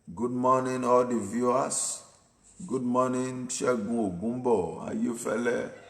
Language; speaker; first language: English; non-native, local second language; Yoruba